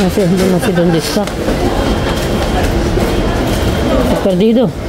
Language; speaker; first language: Spanish; non-native, fluent; Filipino